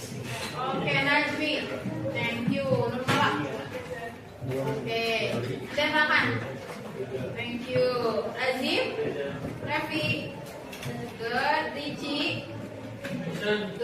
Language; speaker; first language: English; non-native, learner; Indonesian